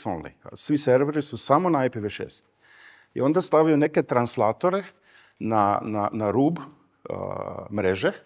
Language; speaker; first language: Serbian; non-native, fluent; Slovenian